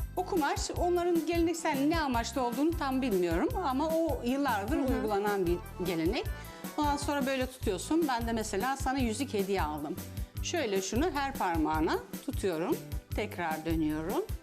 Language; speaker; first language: Turkish; early bilingual, other home language; Serbian